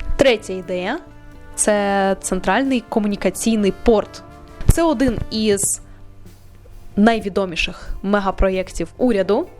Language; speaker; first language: Ukrainian; native; Ukrainian